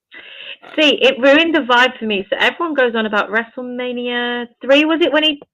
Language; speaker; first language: English; native; English